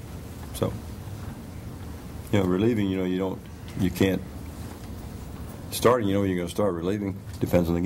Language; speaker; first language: English; native; English